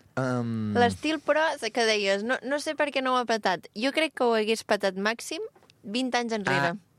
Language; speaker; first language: Catalan; native; Catalan